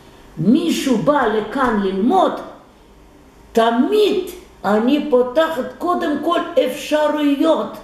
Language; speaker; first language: Hebrew; non-native, fluent; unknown